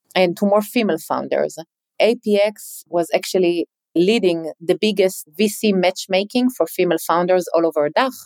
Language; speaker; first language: English; non-native, fluent; Hebrew